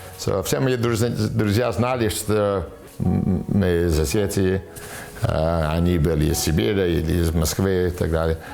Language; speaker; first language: Russian; early bilingual, heritage; Russian